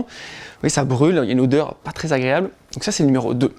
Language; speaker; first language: French; native; French